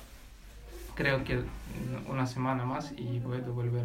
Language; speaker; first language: Spanish; non-native, learner; Ukrainian